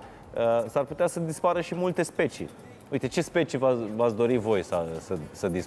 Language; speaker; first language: Romanian; native; Romanian